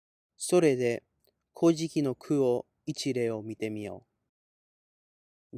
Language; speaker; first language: Japanese; non-native, learner; English